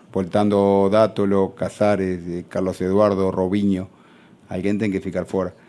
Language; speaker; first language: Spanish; native; Spanish